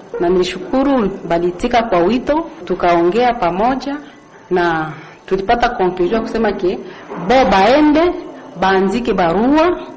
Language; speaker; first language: Swahili; non-native, local second language; Kinyarwanda